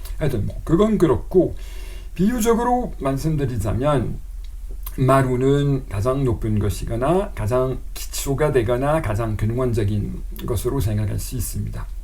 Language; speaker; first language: Korean; non-native, fluent; French